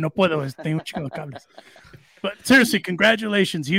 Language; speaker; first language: Spanish; early bilingual, heritage; Spanish